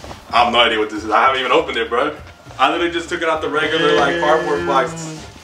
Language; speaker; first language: English; early bilingual, other home language; Spanish